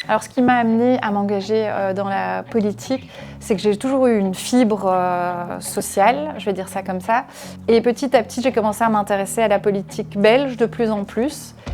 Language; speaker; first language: French; early bilingual, other home language; Arabic